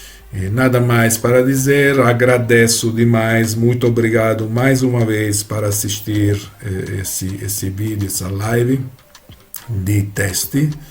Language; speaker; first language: Portuguese; non-native, fluent; Italian